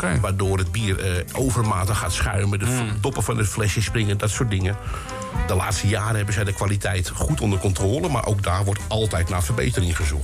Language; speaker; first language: Dutch; native; Dutch